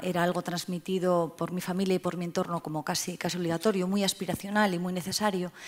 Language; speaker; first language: Spanish; native; Spanish